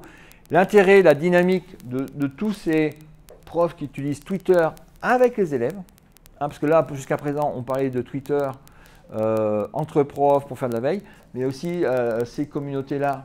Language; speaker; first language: French; native; French